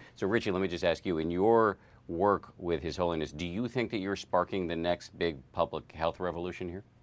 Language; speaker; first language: English; native; English